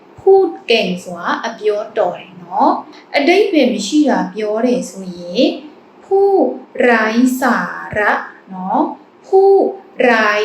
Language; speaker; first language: Thai; non-native, fluent; Burmese